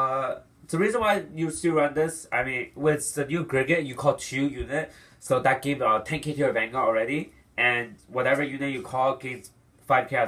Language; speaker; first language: English; non-native, fluent; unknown